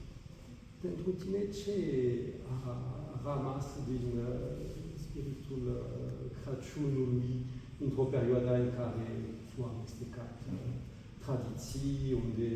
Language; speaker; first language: Romanian; non-native, fluent; French